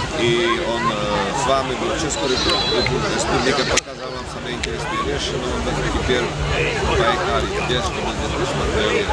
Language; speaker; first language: Russian; non-native, learner; Czech